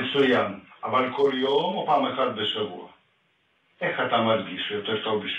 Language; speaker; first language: Hebrew; non-native, fluent; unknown